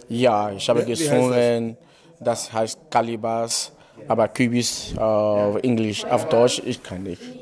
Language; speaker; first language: German; non-native, learner; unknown